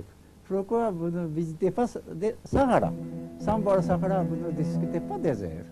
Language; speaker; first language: French; non-native, learner; Japanese